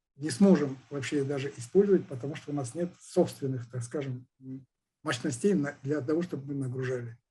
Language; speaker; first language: Russian; non-native, local second language; Kazakh